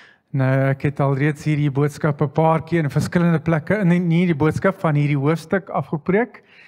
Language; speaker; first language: Afrikaans; non-native, fluent; English